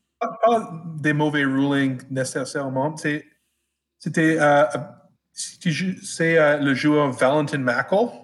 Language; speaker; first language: French; non-native, fluent; English